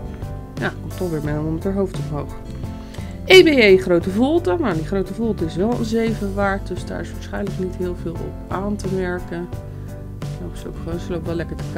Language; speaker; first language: Dutch; native; Dutch